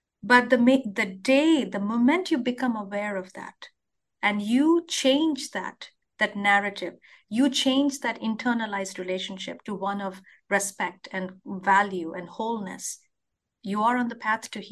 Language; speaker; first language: English; non-native, local second language; Telugu